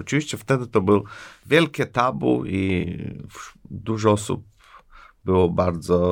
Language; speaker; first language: Polish; non-native, fluent; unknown